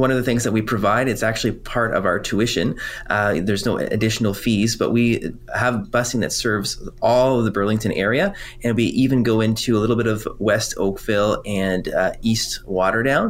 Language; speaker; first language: English; non-native, fluent; French